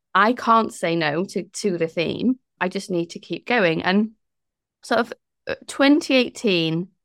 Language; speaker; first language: English; native; English